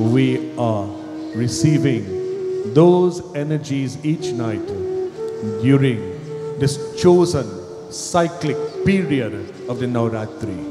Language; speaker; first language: English; native; English